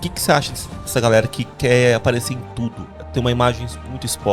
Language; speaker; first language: Portuguese; native; Portuguese